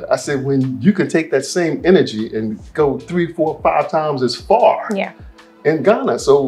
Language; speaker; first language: English; native; English